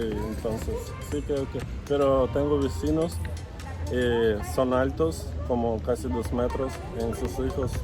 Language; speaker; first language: Spanish; non-native, fluent; Russian